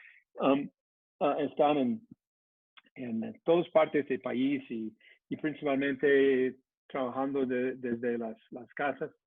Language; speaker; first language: Spanish; non-native, fluent; English